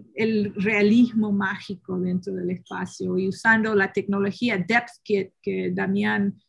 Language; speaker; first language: Spanish; early bilingual, heritage; Spanish